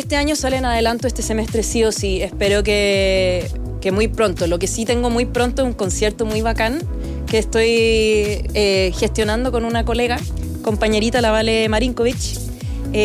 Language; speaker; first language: Spanish; non-native, local second language; English